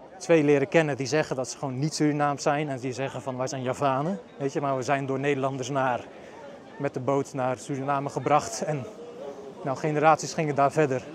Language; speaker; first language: Dutch; early bilingual, other home language; Bosnian